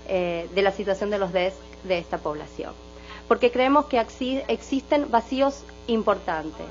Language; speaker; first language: Spanish; native; Spanish